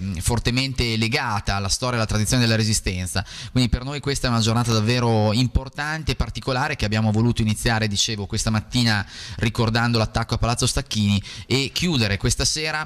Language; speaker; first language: Italian; native; Italian